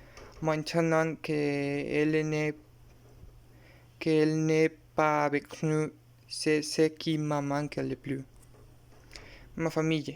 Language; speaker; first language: French; non-native, learner; Spanish